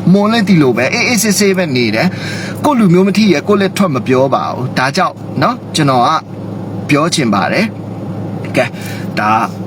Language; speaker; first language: Burmese; non-native, local second language; Mon